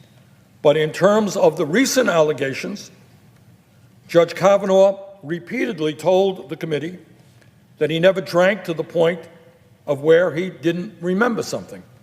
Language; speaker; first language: English; native; English